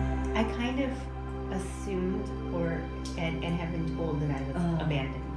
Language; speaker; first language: English; early bilingual, other home language; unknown